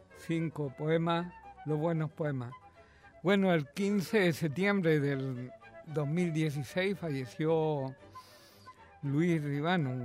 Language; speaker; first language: Spanish; native; Spanish